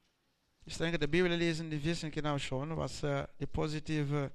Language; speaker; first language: German; non-native, learner; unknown